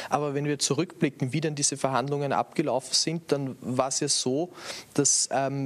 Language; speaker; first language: German; native; German